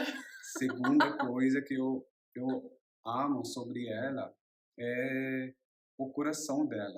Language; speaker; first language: Portuguese; non-native, learner; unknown